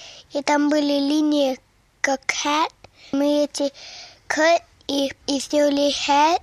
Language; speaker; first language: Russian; early bilingual, heritage; Russian